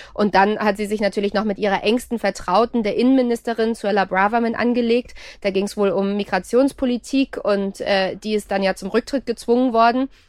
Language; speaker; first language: German; native; German